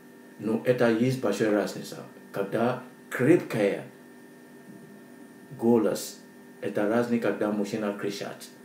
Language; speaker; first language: Russian; non-native, learner; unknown